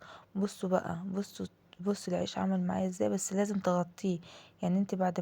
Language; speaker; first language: Arabic; native; Arabic